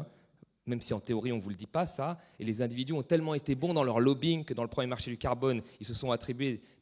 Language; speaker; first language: French; native; French